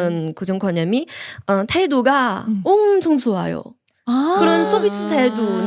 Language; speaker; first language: Korean; non-native, learner; Chinese